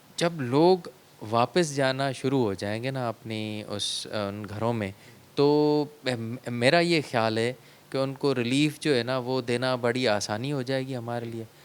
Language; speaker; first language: Urdu; non-native, local second language; Sindhi